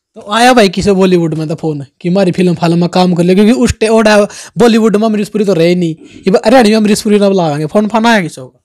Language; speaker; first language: Hindi; native; Hindi